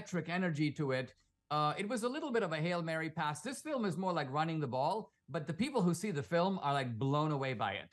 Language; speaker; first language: English; non-native, local second language; Konkani